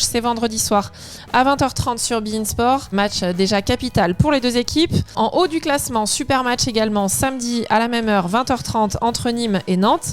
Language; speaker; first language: French; native; French